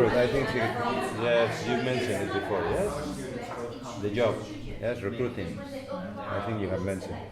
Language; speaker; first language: English; non-native, learner; Basque